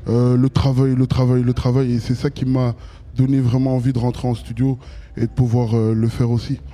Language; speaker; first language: French; native; French